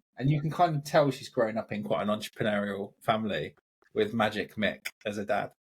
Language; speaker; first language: English; native; English